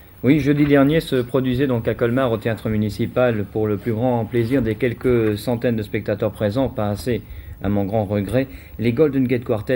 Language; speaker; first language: French; native; French